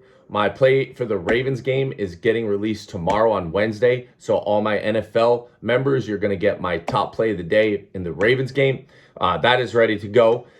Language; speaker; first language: English; native; English